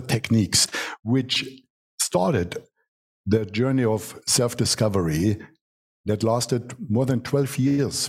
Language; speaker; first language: English; non-native, fluent; German